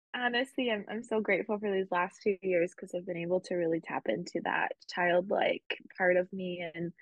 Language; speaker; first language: English; early bilingual, other home language; Spanish